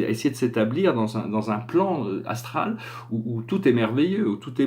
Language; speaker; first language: French; native; French